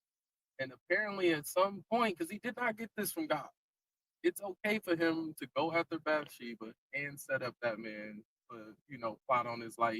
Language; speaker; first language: English; native; English